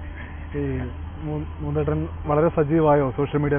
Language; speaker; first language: Malayalam; native; Malayalam